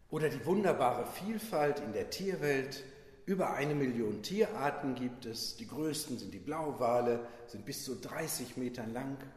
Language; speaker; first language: German; native; German